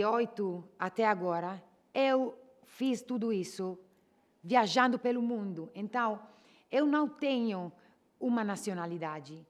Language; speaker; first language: Portuguese; non-native, fluent; Italian